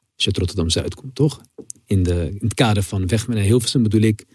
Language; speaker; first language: Dutch; native; Dutch